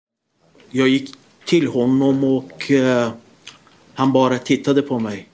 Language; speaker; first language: Swedish; non-native, fluent; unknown